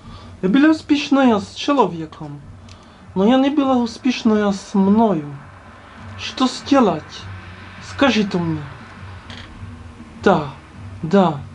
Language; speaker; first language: Russian; non-native, learner; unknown